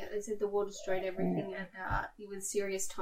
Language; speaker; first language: English; early bilingual, other home language; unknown